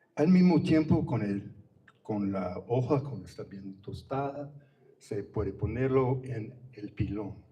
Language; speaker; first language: Spanish; non-native, fluent; English